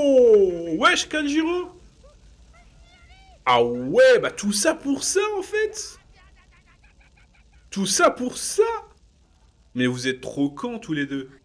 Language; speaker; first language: French; native; French